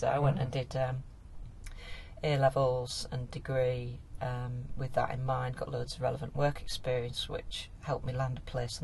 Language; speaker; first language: English; native; English